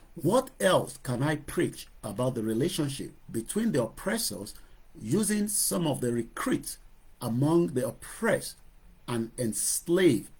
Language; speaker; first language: English; non-native, local second language; Yoruba